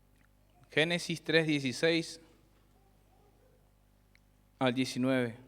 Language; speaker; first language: Spanish; native; Spanish